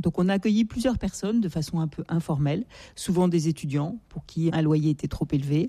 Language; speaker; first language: French; native; French